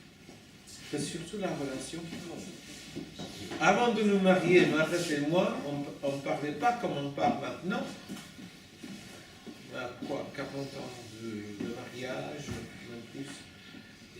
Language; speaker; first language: French; non-native, fluent; English